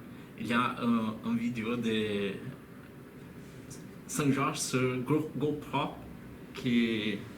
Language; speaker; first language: French; non-native, learner; Spanish